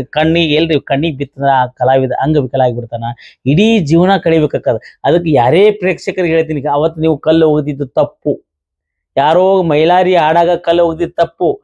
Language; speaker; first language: Kannada; native; Kannada